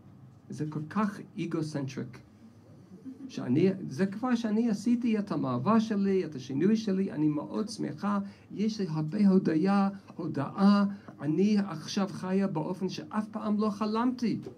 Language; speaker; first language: Hebrew; non-native, fluent; English